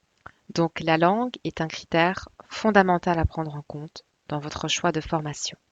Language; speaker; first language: French; native; French